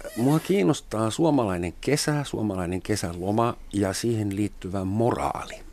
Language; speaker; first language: Finnish; non-native, fluent; German